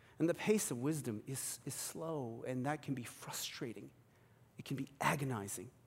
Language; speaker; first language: English; early bilingual, other home language; Korean